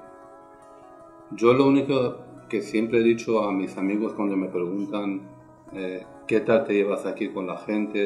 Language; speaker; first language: Spanish; non-native, fluent; Persian